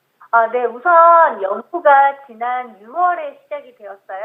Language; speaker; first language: Korean; native; Korean